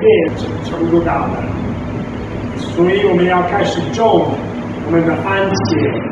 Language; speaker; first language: Chinese; non-native, fluent; Italian